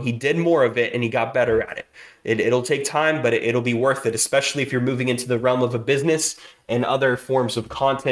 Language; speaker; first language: English; native; English